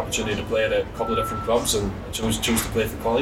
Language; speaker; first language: English; native; English